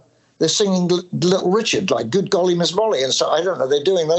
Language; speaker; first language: English; native; English